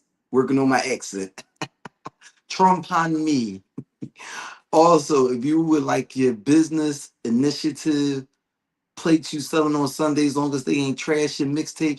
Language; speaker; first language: English; native; English